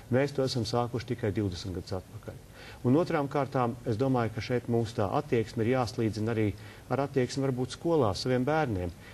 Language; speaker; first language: Latvian; native; Latvian